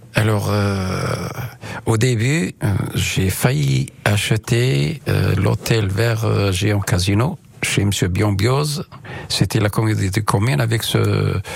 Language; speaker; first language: French; non-native, local second language; Arabic